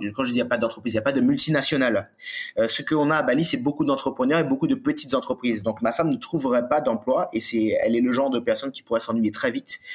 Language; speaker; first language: French; native; French